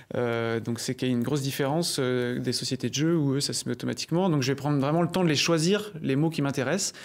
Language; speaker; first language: French; native; French